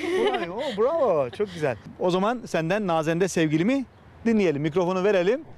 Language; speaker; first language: Turkish; native; Turkish